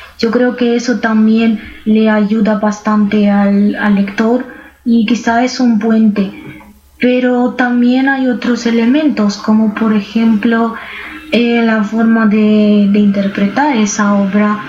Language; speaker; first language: Spanish; non-native, fluent; Romanian